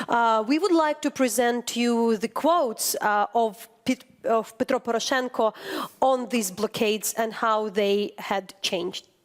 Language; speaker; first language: English; non-native, fluent; Ukrainian